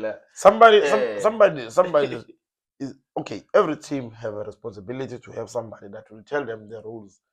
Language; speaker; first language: English; non-native, local second language; Zulu